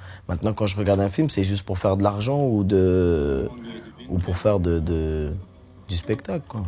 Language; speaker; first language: French; early bilingual, other home language; Turkish